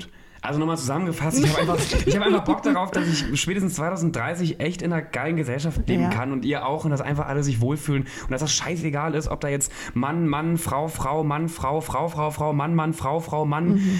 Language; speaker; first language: German; native; German